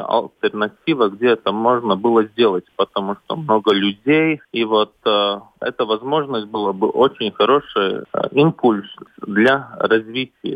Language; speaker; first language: Russian; non-native, local second language; Latvian